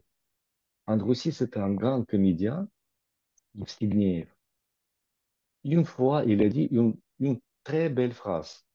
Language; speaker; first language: French; non-native, fluent; Russian